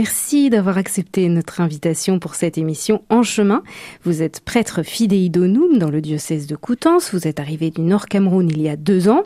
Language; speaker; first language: French; native; French